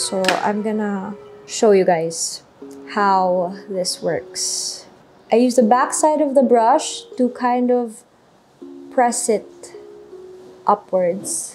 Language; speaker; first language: English; non-native, local second language; Filipino